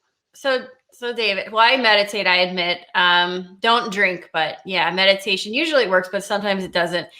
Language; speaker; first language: English; native; English